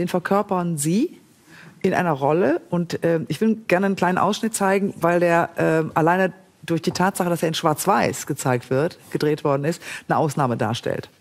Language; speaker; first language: German; native; German